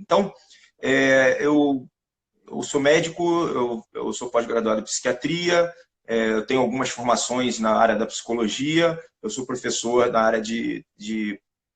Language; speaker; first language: Portuguese; native; Portuguese